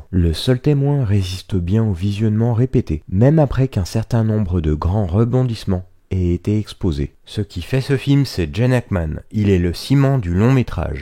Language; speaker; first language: French; native; French